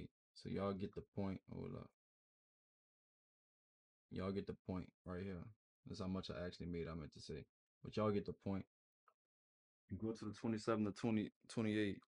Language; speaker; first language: English; native; English